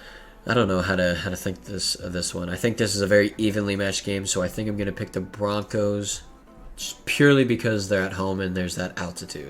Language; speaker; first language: English; native; English